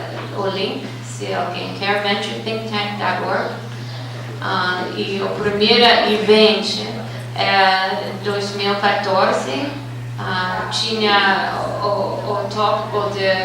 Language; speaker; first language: Portuguese; non-native, fluent; English